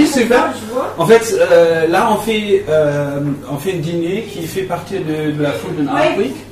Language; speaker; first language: French; non-native, fluent; German